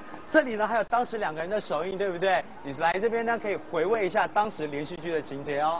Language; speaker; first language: Chinese; native; Chinese